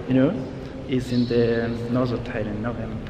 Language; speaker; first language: English; non-native, fluent; French